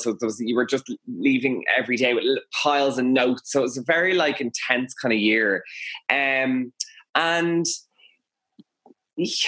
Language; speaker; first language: English; native; English